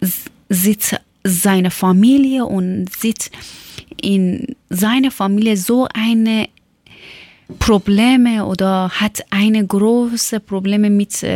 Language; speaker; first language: German; non-native, learner; Persian